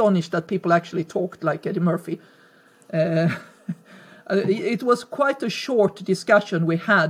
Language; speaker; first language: English; non-native, fluent; Swedish